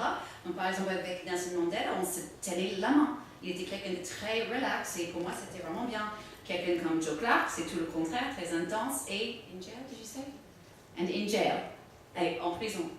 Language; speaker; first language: French; native; French